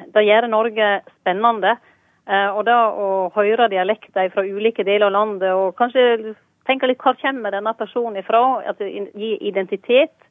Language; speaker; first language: Norwegian; native; Norwegian